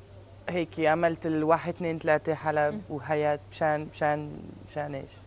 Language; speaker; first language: Arabic; early bilingual, heritage; Arabic